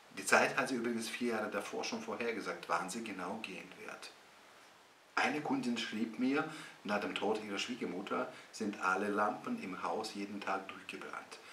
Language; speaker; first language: German; non-native, fluent; Russian